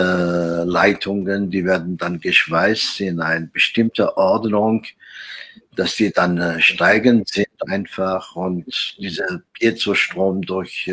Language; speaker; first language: German; non-native, fluent; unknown